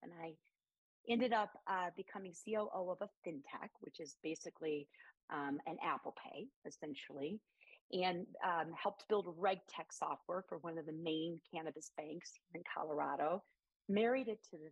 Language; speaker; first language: English; native; English